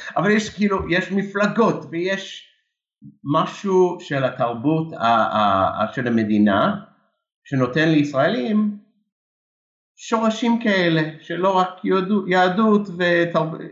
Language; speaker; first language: Hebrew; non-native, fluent; English